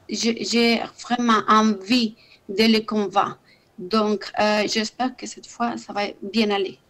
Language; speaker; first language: French; non-native, learner; Spanish